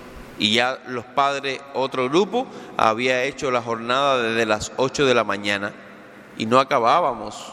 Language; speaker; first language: Spanish; native; Spanish